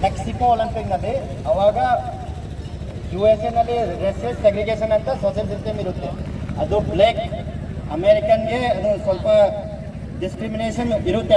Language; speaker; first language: Kannada; non-native, fluent; Manipuri